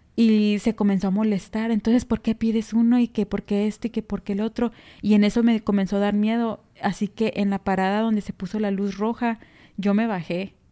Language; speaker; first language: Spanish; early bilingual, heritage; Spanish